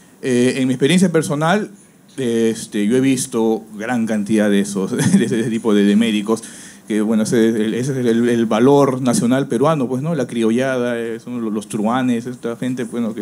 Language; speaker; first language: Spanish; native; Spanish